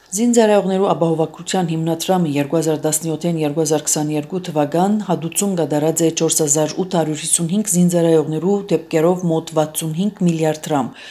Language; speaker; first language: Armenian; native; Armenian